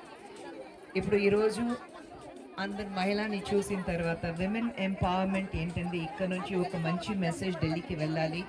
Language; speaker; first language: Telugu; non-native, learner; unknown